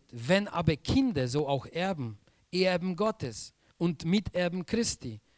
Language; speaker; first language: German; non-native, fluent; Polish